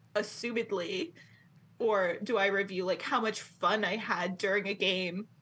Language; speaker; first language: English; native; English